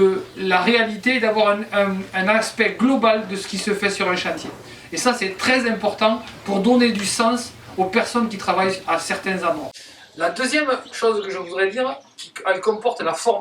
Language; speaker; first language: French; native; French